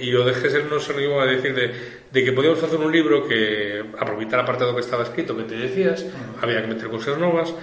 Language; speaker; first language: Spanish; non-native, local second language; Galician